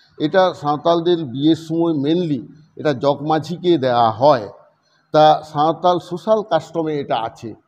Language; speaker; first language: Bangla; non-native, local second language; Santali